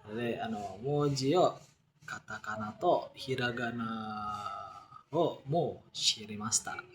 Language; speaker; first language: Japanese; non-native, learner; Indonesian